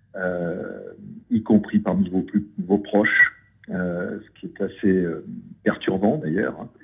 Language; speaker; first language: French; native; French